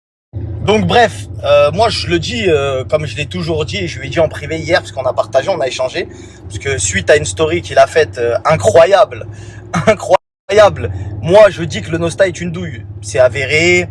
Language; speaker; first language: French; native; French